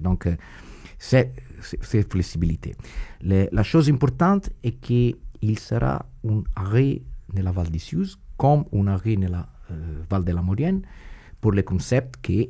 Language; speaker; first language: French; non-native, fluent; Italian